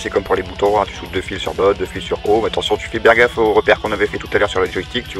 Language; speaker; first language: French; native; French